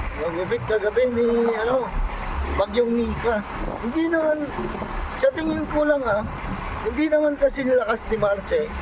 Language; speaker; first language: Filipino; non-native, local second language; Iloko